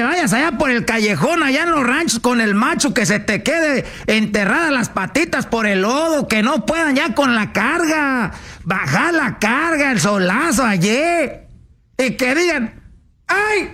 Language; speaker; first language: Spanish; native; Spanish